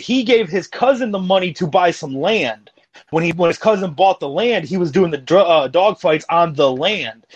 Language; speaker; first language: English; native; English